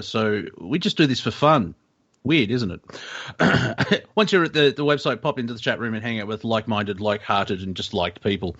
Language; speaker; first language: English; native; English